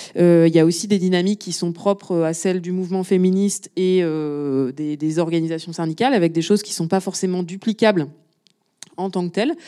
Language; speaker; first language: French; native; French